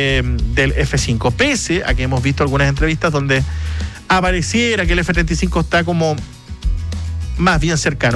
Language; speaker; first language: Spanish; native; Spanish